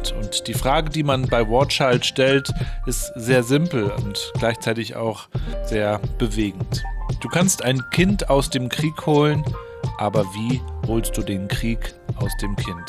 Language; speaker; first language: German; native; German